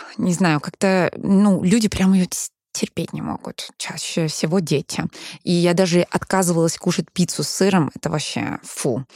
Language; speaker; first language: Russian; early bilingual, heritage; Danish